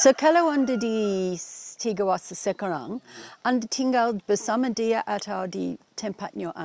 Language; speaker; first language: Indonesian; non-native, learner; English